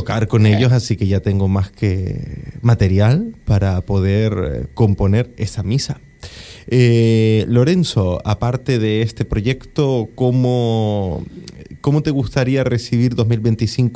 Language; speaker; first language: Spanish; native; Spanish